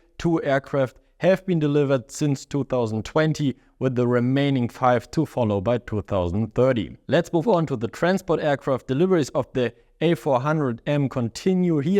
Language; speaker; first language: English; non-native, fluent; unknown